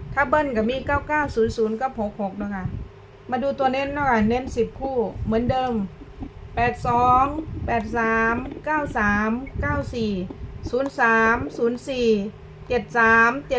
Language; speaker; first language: Thai; non-native, local second language; Lao